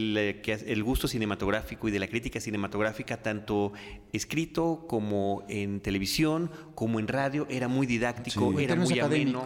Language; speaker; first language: Spanish; native; Spanish